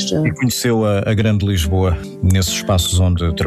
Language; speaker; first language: Portuguese; native; Portuguese